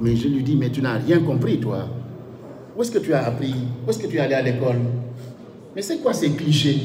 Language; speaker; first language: French; non-native, local second language; Wolof